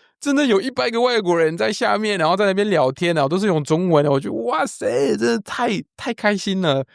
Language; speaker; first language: Chinese; non-native, fluent; French